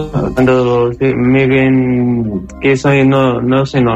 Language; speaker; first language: Spanish; non-native, learner; Arabic